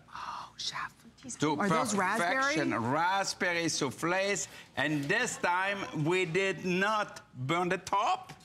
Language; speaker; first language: English; non-native, fluent; German